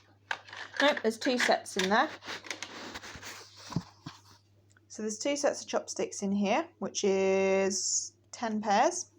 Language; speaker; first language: English; native; English